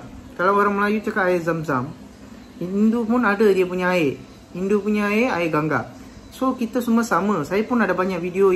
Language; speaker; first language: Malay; non-native, local second language; Tamil